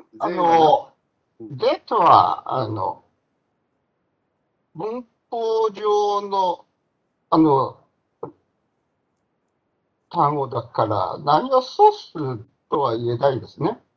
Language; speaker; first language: Japanese; non-native, fluent; Chinese